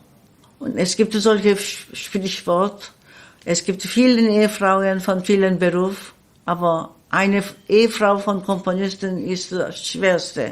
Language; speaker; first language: German; non-native, learner; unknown